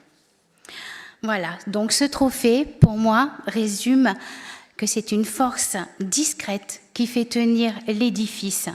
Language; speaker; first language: French; native; French